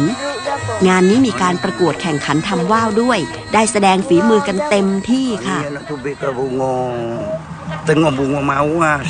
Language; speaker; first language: Thai; native; Thai